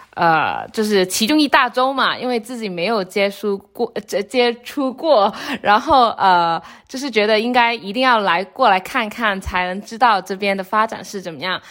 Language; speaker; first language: Chinese; non-native, local second language; Cantonese